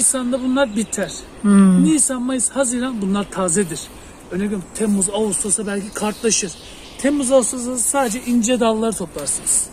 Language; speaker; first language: Turkish; native; Turkish